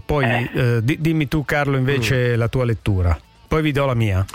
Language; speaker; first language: Italian; native; Italian